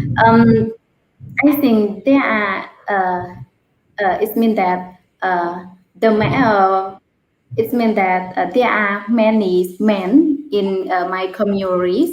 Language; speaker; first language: English; non-native, learner; Khmer